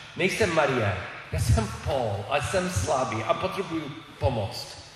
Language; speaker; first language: Czech; non-native, learner; English